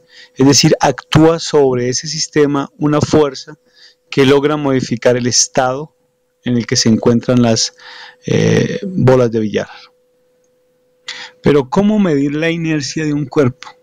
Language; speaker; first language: Spanish; native; Spanish